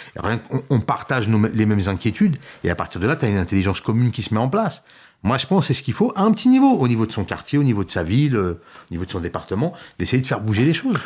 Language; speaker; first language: French; early bilingual, other home language; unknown